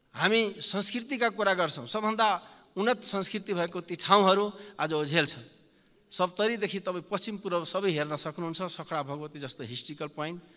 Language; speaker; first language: Nepali; non-native, local second language; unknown